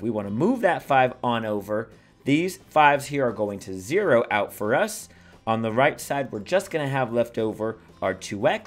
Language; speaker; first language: English; native; English